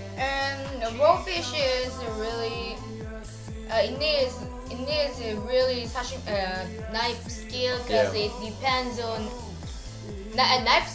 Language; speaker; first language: English; non-native, learner; Korean